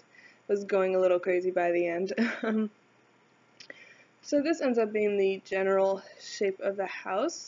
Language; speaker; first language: English; native; English